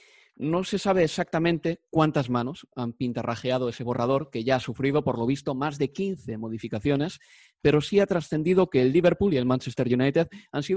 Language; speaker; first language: Spanish; native; Spanish